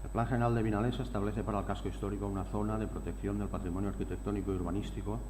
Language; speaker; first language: Spanish; non-native, local second language; Catalan